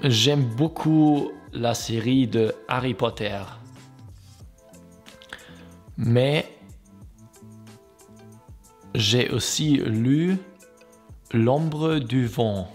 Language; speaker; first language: French; non-native, learner; German